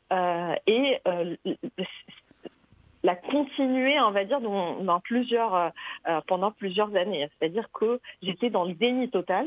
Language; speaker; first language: French; non-native, local second language; Arabic